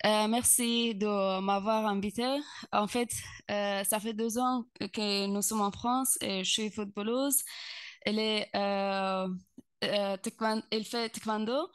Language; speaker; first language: French; non-native, learner; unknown